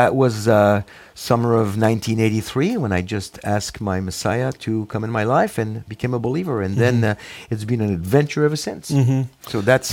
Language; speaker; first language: English; non-native, fluent; French